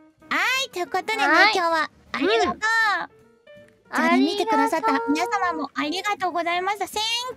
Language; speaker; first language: Japanese; native; Japanese